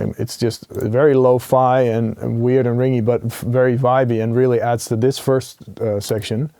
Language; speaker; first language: English; non-native, fluent; Dutch